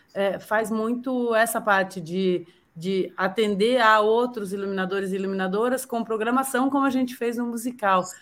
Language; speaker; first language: Portuguese; native; Portuguese